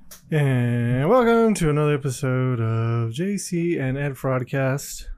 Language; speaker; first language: English; early bilingual, other home language; Spanish